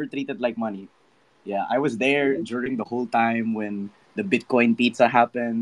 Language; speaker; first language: English; non-native, local second language; Filipino